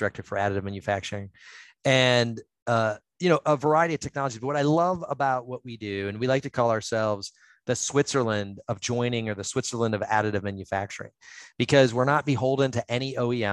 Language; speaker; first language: English; native; English